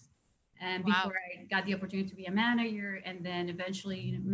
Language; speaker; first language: English; non-native, fluent; Spanish